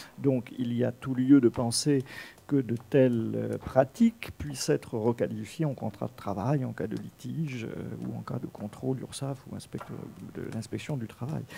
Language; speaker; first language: French; native; French